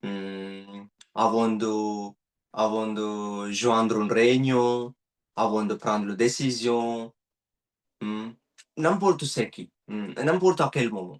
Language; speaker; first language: French; non-native, learner; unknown